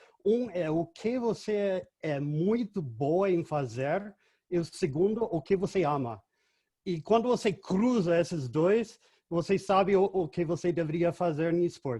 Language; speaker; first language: Portuguese; non-native, fluent; English